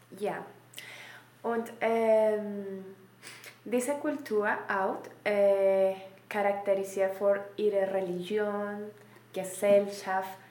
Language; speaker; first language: German; non-native, learner; Spanish